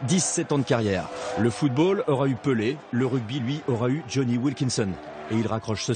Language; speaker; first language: French; native; French